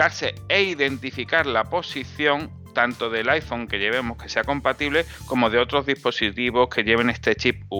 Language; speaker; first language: Spanish; native; Spanish